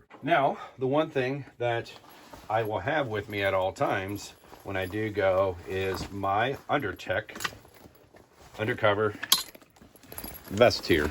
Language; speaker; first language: English; native; English